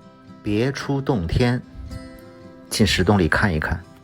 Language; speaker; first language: Chinese; native; Chinese